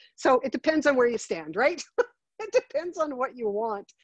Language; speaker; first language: English; native; English